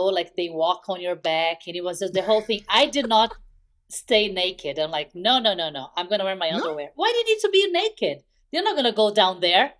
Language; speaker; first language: English; non-native, fluent; Portuguese